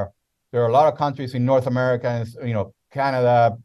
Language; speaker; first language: English; non-native, fluent; Spanish